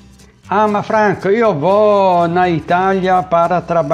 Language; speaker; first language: Portuguese; non-native, learner; Italian